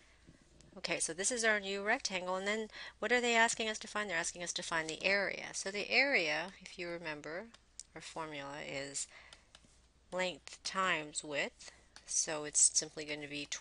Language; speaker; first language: English; native; English